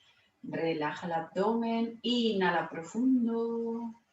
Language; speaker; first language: Spanish; native; Spanish